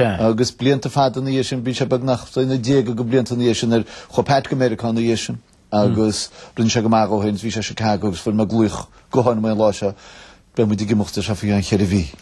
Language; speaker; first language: Irish; native; Irish